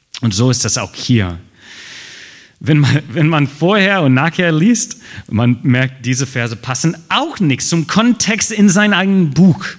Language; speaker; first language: German; non-native, fluent; English